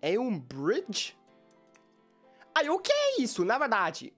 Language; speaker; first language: Portuguese; non-native, learner; English